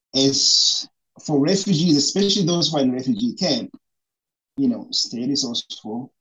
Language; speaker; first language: English; non-native, local second language; Rundi